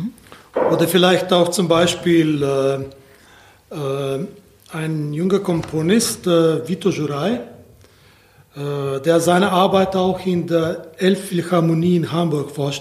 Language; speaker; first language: German; non-native, fluent; Slovenian